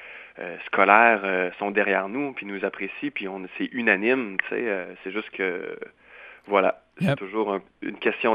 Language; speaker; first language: French; native; French